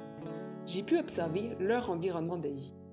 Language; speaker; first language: French; native; French